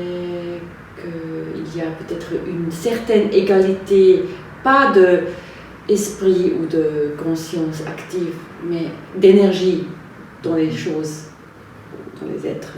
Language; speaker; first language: French; non-native, fluent; German